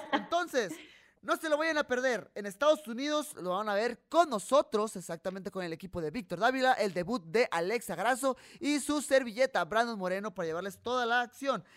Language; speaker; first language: Spanish; native; Spanish